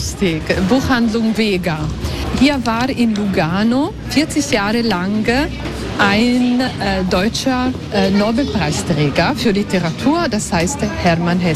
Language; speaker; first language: German; non-native, local second language; Italian